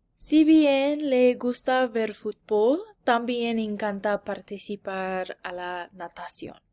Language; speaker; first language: Spanish; non-native, learner; English